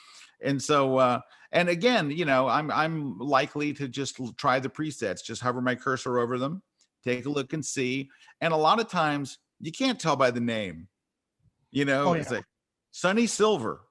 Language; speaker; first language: English; native; English